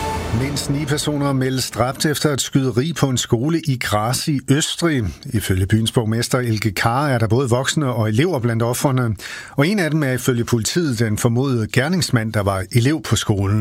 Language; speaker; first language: Danish; native; Danish